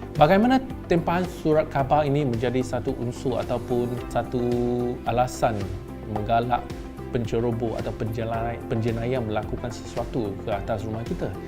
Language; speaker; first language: Malay; non-native, local second language; Chinese